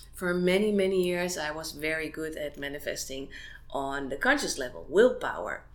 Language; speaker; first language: English; non-native, fluent; Dutch